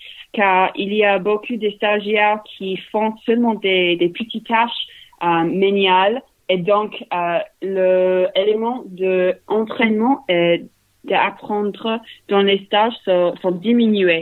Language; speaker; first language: French; non-native, learner; English